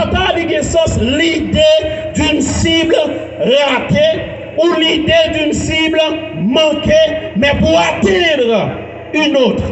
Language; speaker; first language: French; non-native, local second language; Haitian Creole